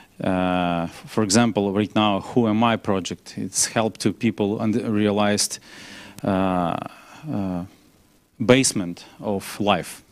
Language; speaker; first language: English; non-native, learner; Ukrainian